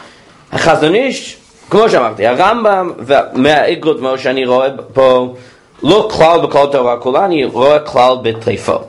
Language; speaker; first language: Hebrew; non-native, fluent; English